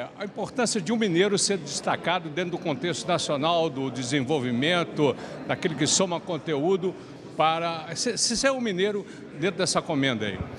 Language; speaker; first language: Portuguese; native; Portuguese